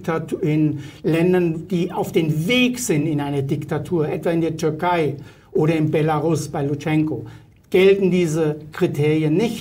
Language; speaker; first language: German; native; German